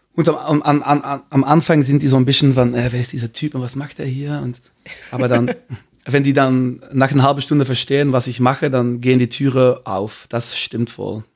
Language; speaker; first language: German; non-native, fluent; Dutch